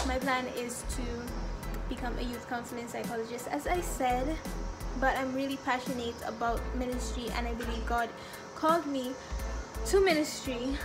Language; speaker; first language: English; native; English